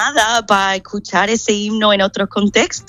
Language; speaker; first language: Spanish; non-native, fluent; English